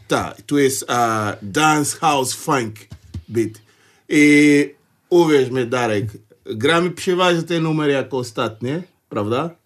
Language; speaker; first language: Polish; non-native, fluent; Portuguese